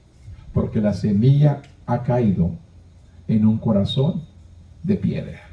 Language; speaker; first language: Spanish; native; Spanish